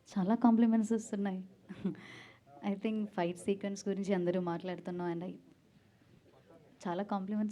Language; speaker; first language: Telugu; non-native, learner; Malayalam